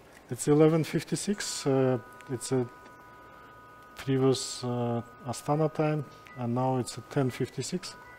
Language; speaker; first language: English; non-native, fluent; Kazakh